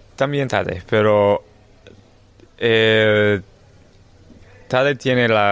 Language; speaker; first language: Spanish; non-native, learner; English